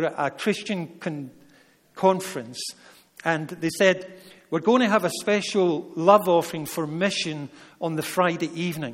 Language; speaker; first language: English; native; English